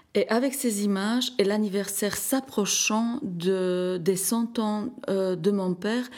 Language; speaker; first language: French; non-native, fluent; Slovak